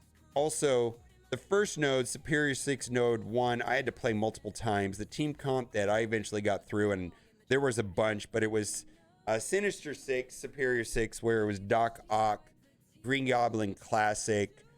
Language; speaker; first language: English; native; English